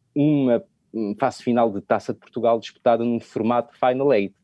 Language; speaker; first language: Portuguese; non-native, fluent; French